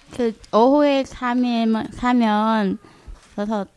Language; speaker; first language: Korean; non-native, learner; Vietnamese